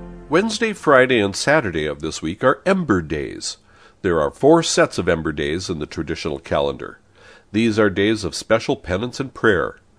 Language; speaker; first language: English; native; English